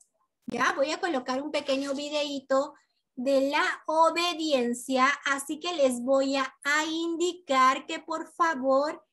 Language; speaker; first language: Spanish; native; Spanish